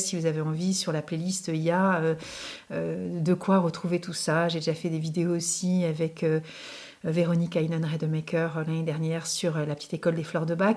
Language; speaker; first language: French; native; French